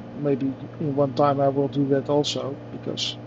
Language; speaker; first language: English; non-native, fluent; Dutch